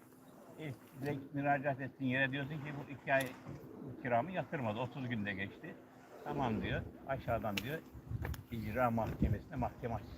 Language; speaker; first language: Turkish; native; Turkish